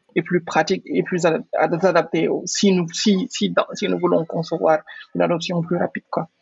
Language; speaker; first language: French; non-native, local second language; Wolof